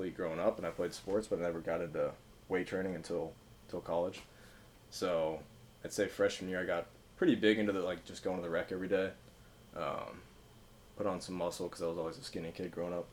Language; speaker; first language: English; native; English